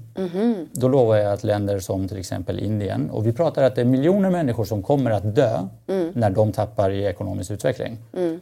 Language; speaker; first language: Swedish; native; Swedish